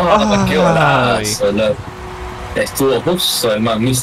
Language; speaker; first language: Spanish; native; Spanish